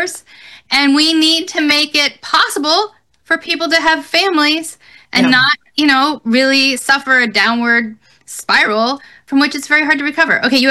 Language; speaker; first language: English; native; English